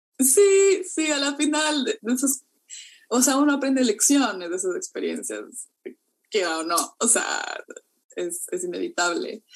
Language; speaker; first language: Spanish; native; Spanish